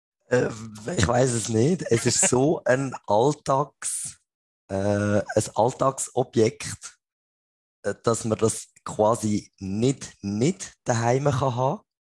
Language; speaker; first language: German; native; German